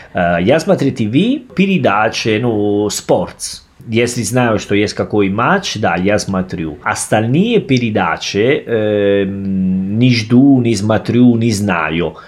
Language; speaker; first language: Russian; non-native, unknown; Italian